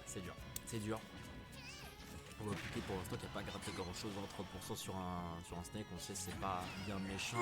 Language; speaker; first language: French; native; French